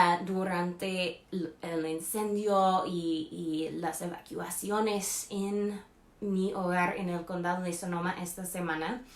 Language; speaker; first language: Spanish; non-native, fluent; English